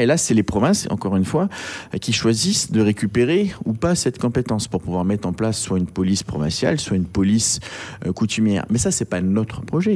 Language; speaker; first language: French; native; French